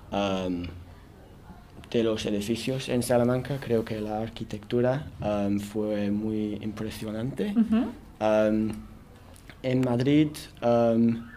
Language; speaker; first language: Spanish; non-native, learner; English